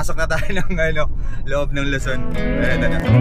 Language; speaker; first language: Filipino; native; Filipino